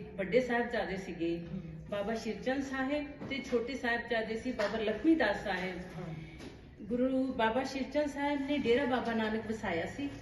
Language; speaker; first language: Punjabi; native; Punjabi